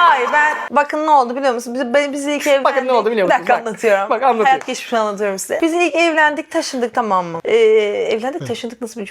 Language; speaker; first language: Turkish; native; Turkish